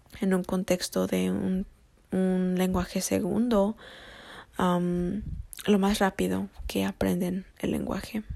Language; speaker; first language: Spanish; early bilingual, heritage; Spanish